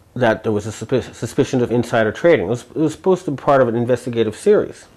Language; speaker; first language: English; native; English